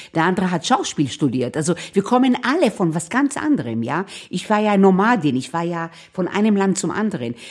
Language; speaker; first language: German; non-native, fluent; Hebrew